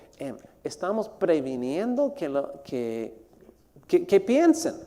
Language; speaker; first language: Spanish; non-native, fluent; English